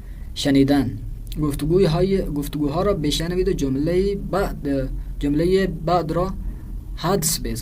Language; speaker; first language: Persian; non-native, fluent; Urdu